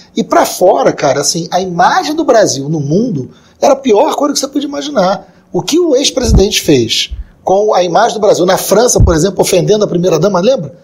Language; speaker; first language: Portuguese; native; Portuguese